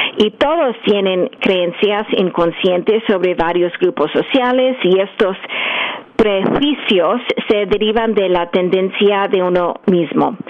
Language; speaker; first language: Spanish; early bilingual, heritage; English